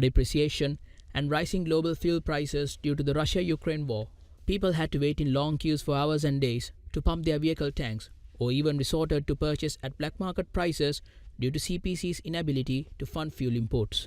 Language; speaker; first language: English; non-native, local second language; Sinhala